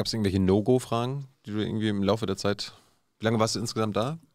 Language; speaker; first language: German; native; German